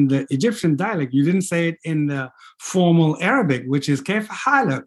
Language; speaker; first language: English; non-native, fluent; Fula